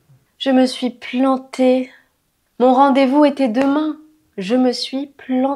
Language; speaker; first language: French; native; French